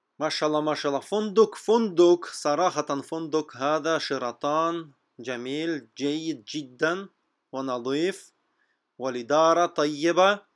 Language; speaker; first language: Arabic; non-native, fluent; Russian